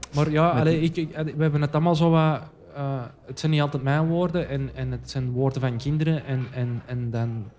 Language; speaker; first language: Dutch; native; Dutch